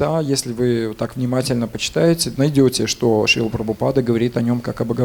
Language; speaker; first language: Russian; native; Russian